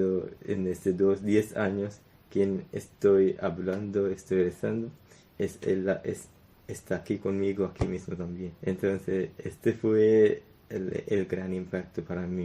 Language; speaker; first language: Spanish; non-native, learner; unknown